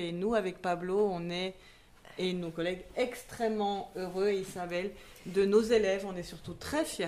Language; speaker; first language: French; native; French